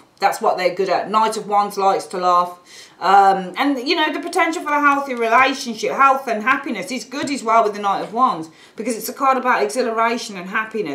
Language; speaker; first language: English; native; English